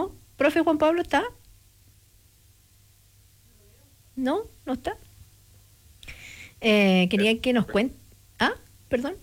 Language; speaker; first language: Spanish; native; Spanish